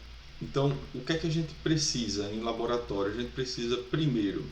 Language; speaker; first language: Portuguese; native; Portuguese